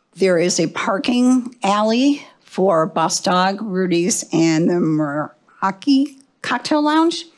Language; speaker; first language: English; native; English